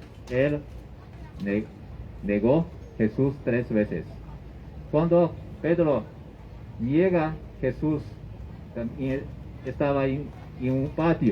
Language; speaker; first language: Spanish; non-native, learner; Chinese